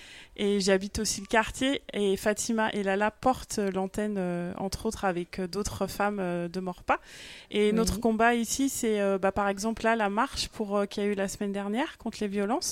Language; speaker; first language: French; native; French